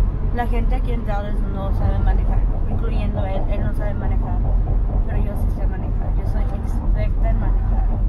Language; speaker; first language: Spanish; early bilingual, other home language; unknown